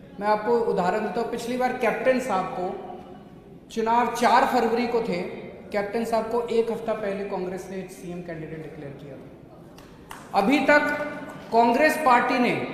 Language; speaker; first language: Hindi; native; Hindi